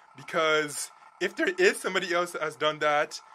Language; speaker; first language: English; native; English